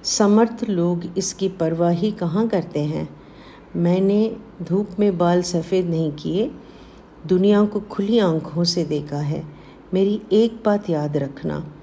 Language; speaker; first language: Hindi; non-native, local second language; Tamil